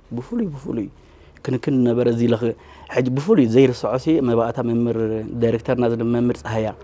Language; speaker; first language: Tigrinya; native; Tigrinya